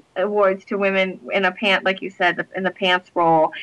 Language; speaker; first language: English; native; English